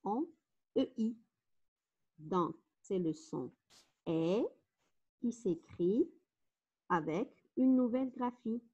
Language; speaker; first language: French; non-native, local second language; Arabic